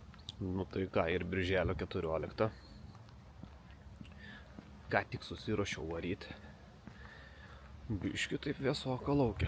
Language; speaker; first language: Lithuanian; native; Lithuanian